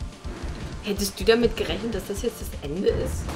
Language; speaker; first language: German; native; German